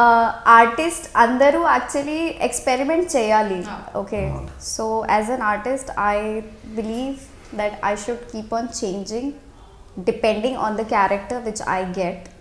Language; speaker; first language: Telugu; non-native, learner; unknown